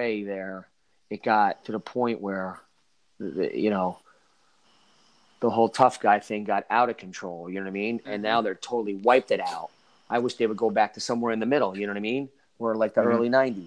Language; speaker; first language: English; native; English